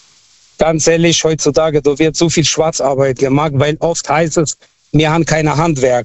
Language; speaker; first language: German; non-native, fluent; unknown